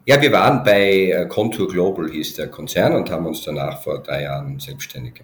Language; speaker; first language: German; native; German